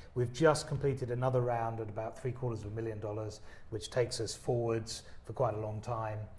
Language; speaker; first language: English; native; English